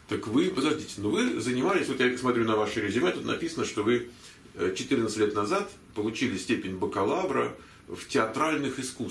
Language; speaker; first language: Russian; native; Russian